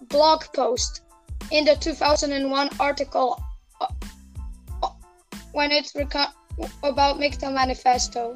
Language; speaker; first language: English; non-native, fluent; Serbian